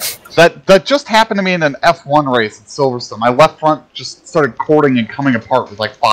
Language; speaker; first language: English; native; English